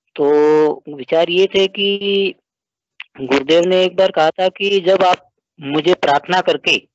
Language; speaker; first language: Hindi; native; Hindi